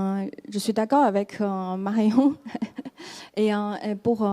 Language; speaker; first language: French; non-native, fluent; Chinese